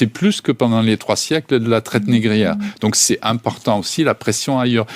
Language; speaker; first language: French; native; French